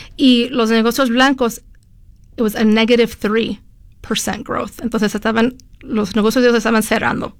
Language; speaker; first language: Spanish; early bilingual, heritage; Spanish